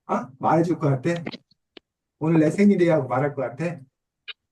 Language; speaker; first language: Korean; native; Korean